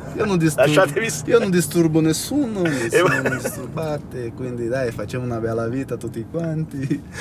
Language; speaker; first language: Italian; non-native, fluent; Portuguese